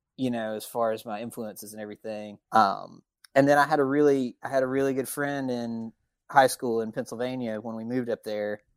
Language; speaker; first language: English; native; English